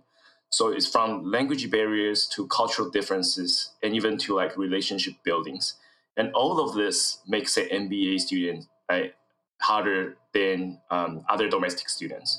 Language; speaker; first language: English; non-native, fluent; Chinese